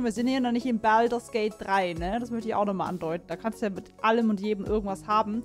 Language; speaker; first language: German; native; German